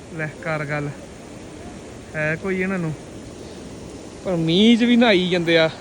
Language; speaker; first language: Punjabi; native; Punjabi